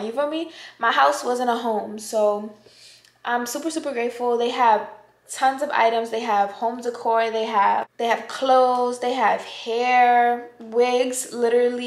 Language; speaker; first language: English; native; English